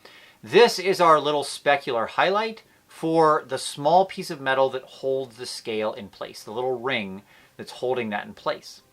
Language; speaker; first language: English; native; English